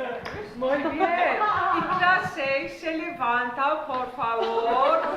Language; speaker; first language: Spanish; non-native, fluent; English